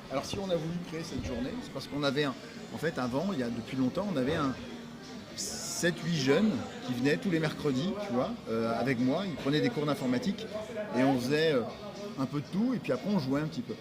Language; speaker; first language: French; native; French